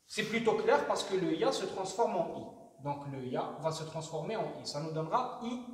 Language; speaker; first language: French; non-native, local second language; Arabic